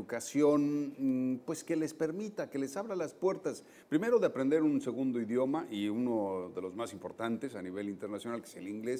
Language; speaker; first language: Spanish; native; Spanish